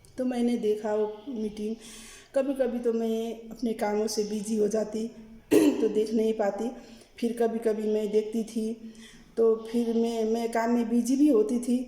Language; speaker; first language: Hindi; non-native, learner; Nepali